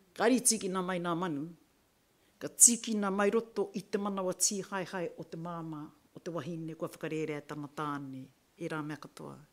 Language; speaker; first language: Māori; native; Māori